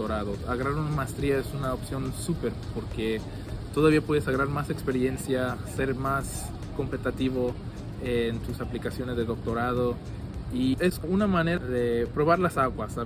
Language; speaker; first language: Spanish; early bilingual, heritage; Spanish